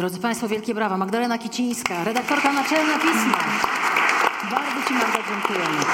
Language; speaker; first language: Polish; native; Polish